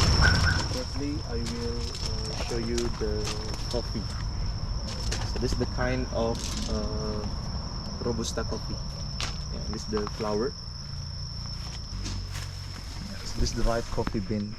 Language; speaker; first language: English; non-native, local second language; Indonesian